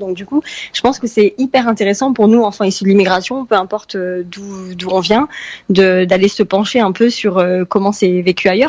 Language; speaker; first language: French; early bilingual, heritage; French